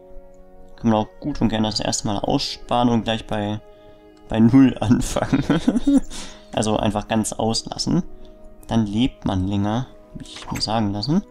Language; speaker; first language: German; native; German